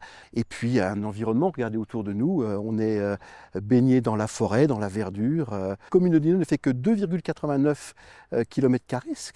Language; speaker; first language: French; native; French